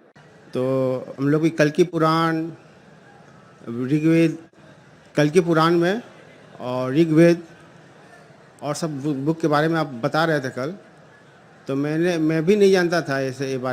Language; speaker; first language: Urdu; non-native, local second language; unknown